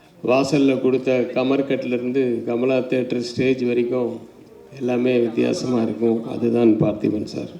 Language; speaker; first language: Tamil; native; Tamil